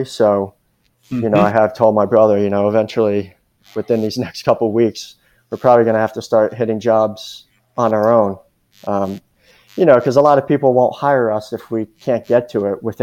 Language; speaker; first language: English; native; English